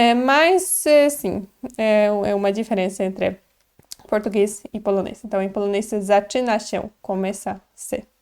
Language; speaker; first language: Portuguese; non-native, fluent; Polish